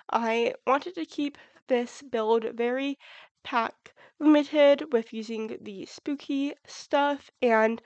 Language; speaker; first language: English; native; English